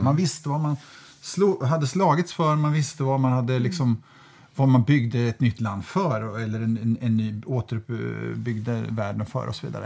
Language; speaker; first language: Swedish; native; Swedish